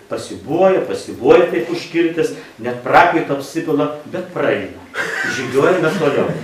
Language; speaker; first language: Lithuanian; native; Lithuanian